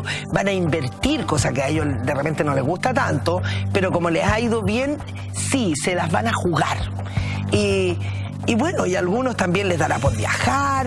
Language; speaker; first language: Spanish; native; Spanish